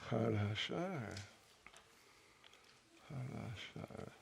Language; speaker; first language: Russian; non-native, learner; English